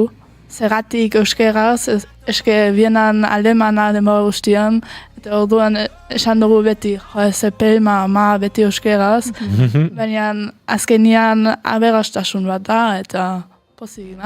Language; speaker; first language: Basque; early bilingual, heritage; Basque